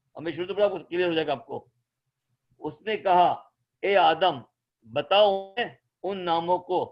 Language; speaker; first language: Urdu; native; Urdu